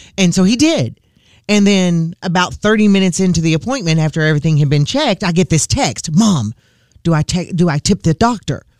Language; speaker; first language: English; native; English